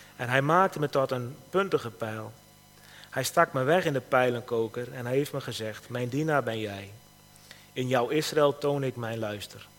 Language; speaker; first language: Dutch; native; Dutch